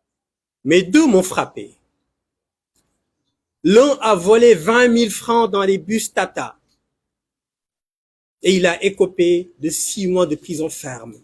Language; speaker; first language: French; non-native, local second language; Wolof